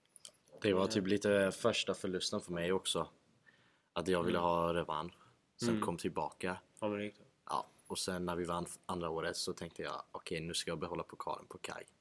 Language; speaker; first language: Swedish; early bilingual, other home language; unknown